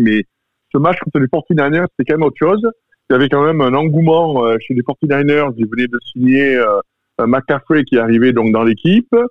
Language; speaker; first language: French; native; French